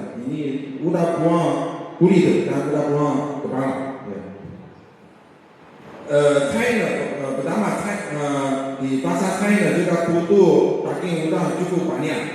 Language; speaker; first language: Indonesian; non-native, learner; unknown